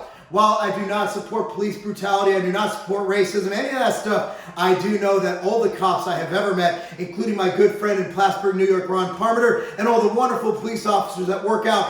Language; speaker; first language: English; native; English